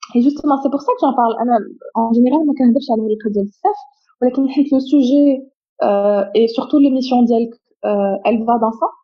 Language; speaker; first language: French; non-native, local second language; Arabic